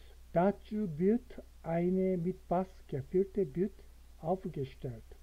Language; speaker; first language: German; non-native, learner; Korean